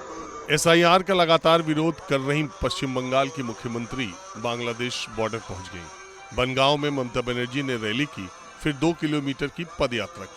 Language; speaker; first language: Hindi; native; Hindi